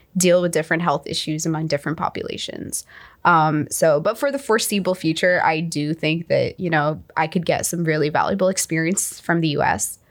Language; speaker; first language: English; non-native, fluent; Arabic